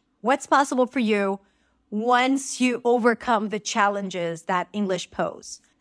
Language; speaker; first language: English; non-native, fluent; Hebrew